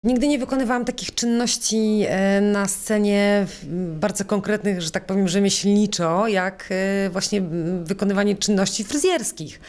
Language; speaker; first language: Polish; native; Polish